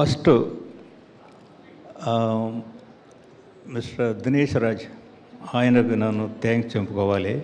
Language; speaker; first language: Telugu; non-native, learner; Tamil